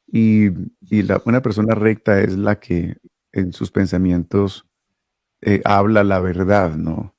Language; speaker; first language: Spanish; native; Spanish